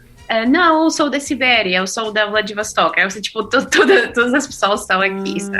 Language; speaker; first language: Portuguese; non-native, fluent; Russian